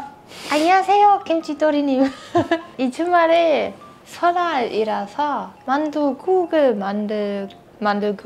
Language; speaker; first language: Korean; non-native, learner; German